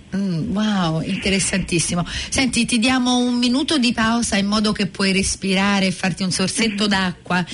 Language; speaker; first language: Italian; native; Italian